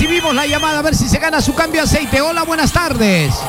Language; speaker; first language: Spanish; native; Spanish